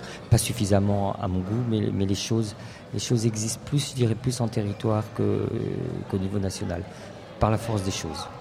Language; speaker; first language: French; native; French